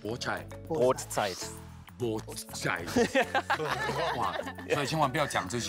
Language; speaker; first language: Chinese; native; Chinese